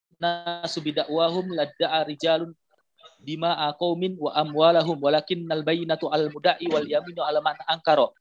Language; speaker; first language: Arabic; non-native, fluent; Indonesian